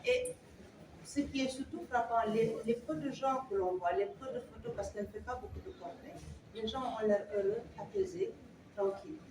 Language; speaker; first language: French; non-native, local second language; Wolof